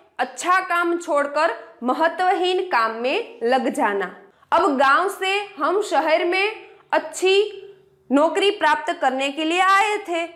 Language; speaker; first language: Hindi; non-native, local second language; Gujarati